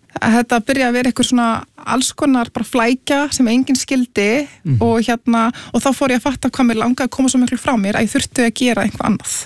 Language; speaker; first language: Icelandic; early bilingual, other home language; Serbian